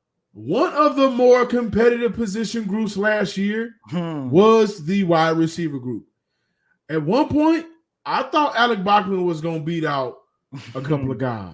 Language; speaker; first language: English; native; English